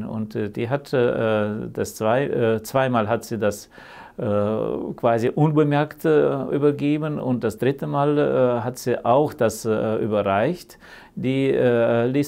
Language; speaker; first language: German; early bilingual, heritage; German